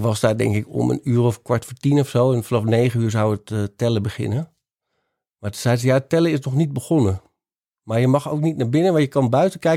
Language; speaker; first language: Dutch; native; Dutch